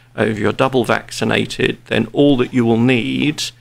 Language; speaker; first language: English; native; English